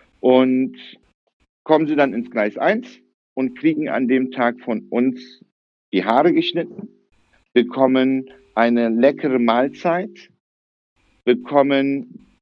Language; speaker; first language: German; early bilingual, other home language; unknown